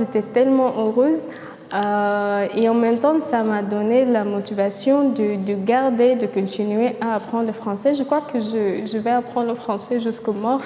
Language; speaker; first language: French; non-native, fluent; Arabic